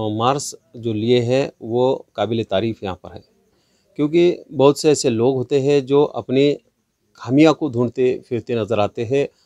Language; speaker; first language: Hindi; non-native, local second language; Marathi